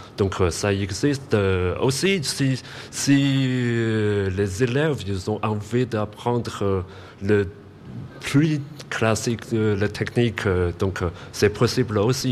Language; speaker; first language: French; non-native, learner; Chinese